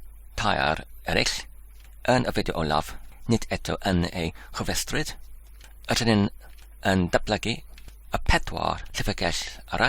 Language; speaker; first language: Welsh; non-native, learner; English